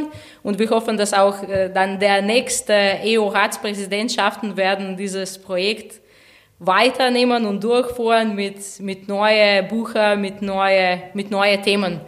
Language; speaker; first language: German; non-native, fluent; Slovenian